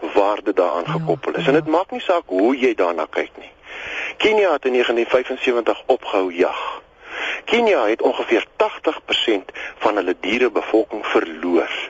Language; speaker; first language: Afrikaans; native; Afrikaans